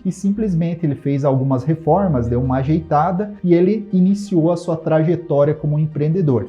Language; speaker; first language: Portuguese; native; Portuguese